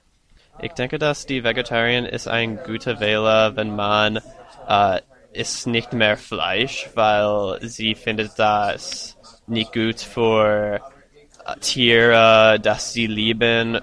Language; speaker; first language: German; non-native, learner; English